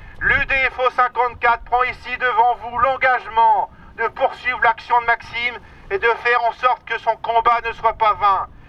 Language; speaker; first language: French; native; French